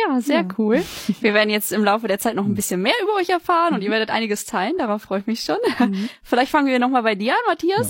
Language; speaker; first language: German; native; German